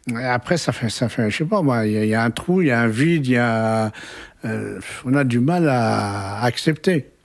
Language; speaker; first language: French; early bilingual, other home language; Kabyle